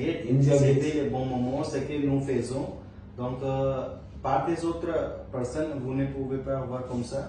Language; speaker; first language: French; non-native, learner; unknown